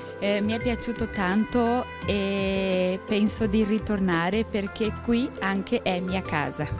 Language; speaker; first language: Italian; non-native, learner; Portuguese